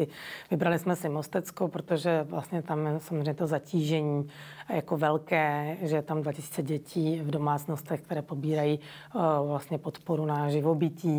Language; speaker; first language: Czech; native; Czech